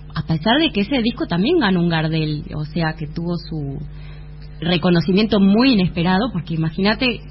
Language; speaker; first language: Spanish; native; Spanish